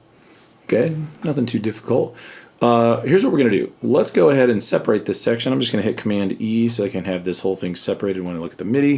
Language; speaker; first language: English; native; English